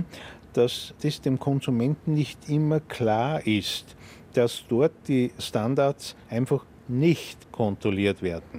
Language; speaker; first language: German; native; German